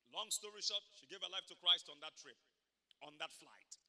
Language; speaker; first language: English; non-native, local second language; Yoruba